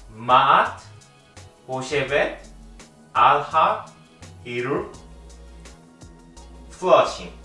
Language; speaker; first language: Hebrew; non-native, learner; Korean